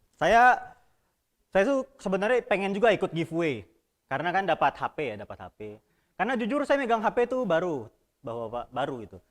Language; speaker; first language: Indonesian; native; Indonesian